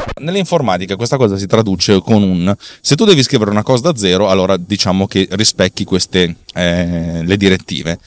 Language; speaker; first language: Italian; native; Italian